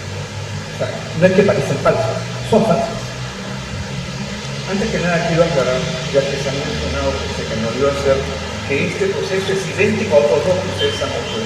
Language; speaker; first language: Spanish; native; Spanish